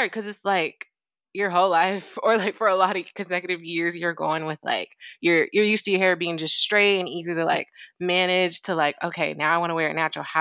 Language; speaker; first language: English; native; English